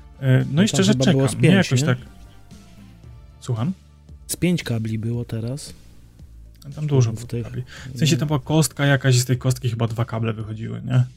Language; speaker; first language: Polish; native; Polish